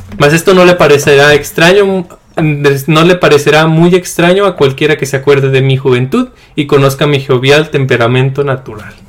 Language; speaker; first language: Spanish; early bilingual, heritage; Spanish